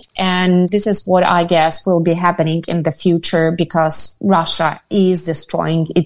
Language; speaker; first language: English; non-native, fluent; Ukrainian